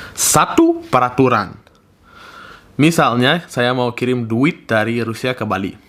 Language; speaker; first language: Indonesian; early bilingual, other home language; Russian